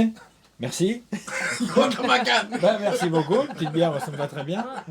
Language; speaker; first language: French; native; French